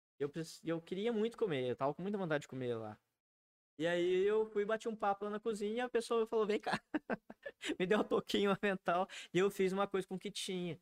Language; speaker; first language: Portuguese; native; Portuguese